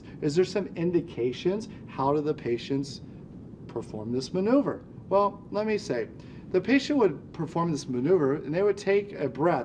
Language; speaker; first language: English; native; English